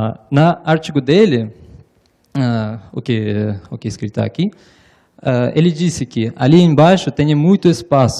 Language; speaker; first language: Portuguese; non-native, learner; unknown